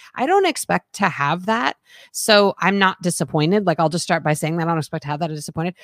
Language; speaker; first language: English; native; English